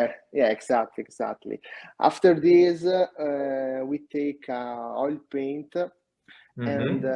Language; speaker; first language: English; non-native, learner; Italian